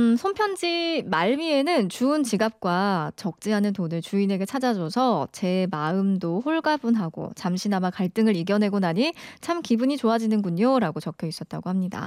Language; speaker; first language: Korean; native; Korean